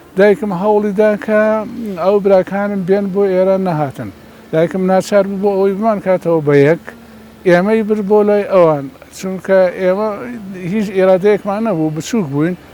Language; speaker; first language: Central Kurdish; non-native, local second language; Gurani